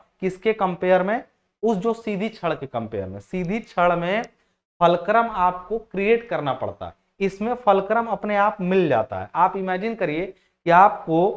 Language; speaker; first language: Hindi; native; Hindi